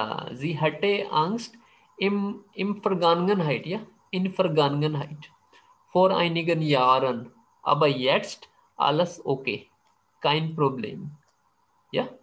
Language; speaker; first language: German; non-native, fluent; Urdu